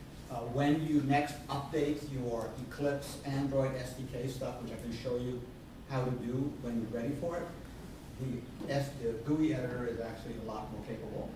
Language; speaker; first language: English; non-native, fluent; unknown